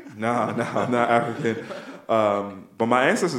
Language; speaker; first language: English; native; English